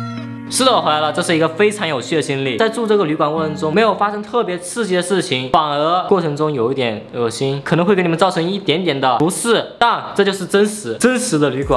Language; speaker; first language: Chinese; native; Chinese